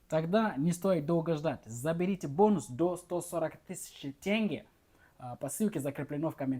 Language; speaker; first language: Russian; non-native, learner; English